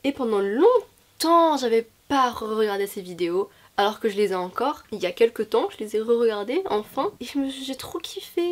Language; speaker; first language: French; native; French